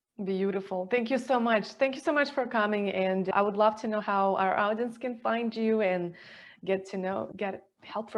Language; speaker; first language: English; non-native, fluent; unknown